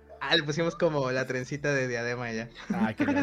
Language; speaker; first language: Spanish; native; Spanish